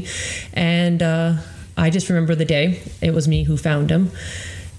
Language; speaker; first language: English; non-native, fluent; Croatian